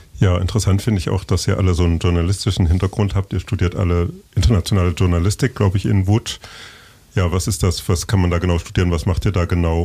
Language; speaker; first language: German; native; German